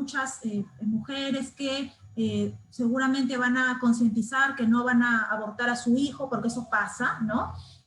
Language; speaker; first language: Spanish; native; Spanish